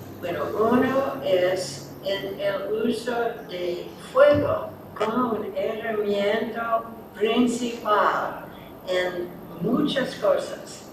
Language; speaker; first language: Spanish; non-native, fluent; English